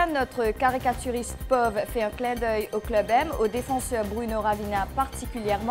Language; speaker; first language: French; non-native, local second language; Morisyen